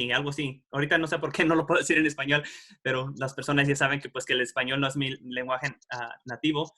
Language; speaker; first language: Spanish; early bilingual, heritage; Spanish